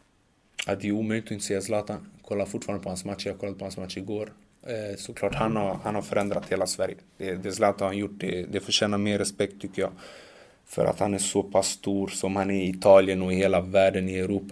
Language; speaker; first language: Swedish; early bilingual, other home language; Macedonian